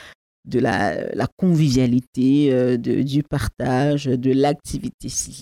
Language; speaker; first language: French; native; French